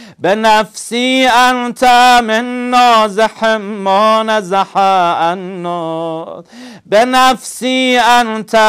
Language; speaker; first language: Arabic; non-native, fluent; Persian